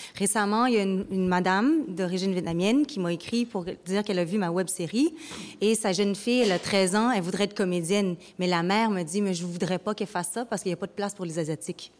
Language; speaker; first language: French; early bilingual, other home language; Vietnamese